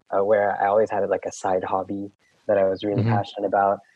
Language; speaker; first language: English; non-native, local second language; Hindi